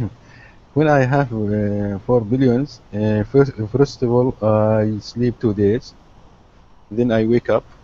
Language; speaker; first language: English; non-native, learner; Arabic